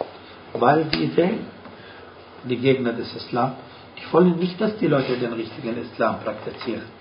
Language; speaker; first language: German; non-native, fluent; Arabic